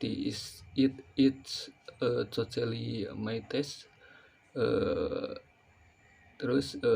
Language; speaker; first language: English; non-native, learner; Indonesian